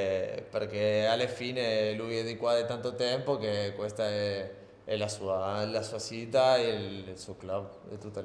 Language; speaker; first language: Italian; non-native, learner; Spanish